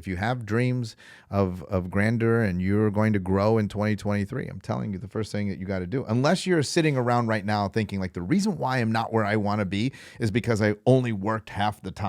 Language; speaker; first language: English; native; English